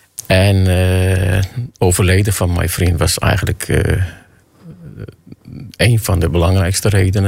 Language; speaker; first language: Dutch; non-native, fluent; Armenian